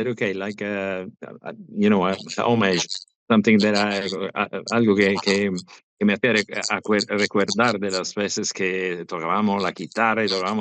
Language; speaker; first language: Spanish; non-native, learner; Italian